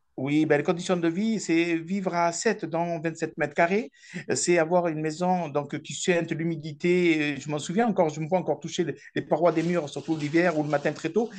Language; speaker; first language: French; early bilingual, other home language; Arabic